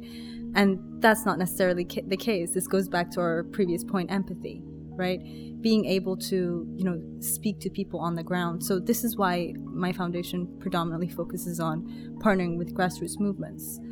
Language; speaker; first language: English; native; English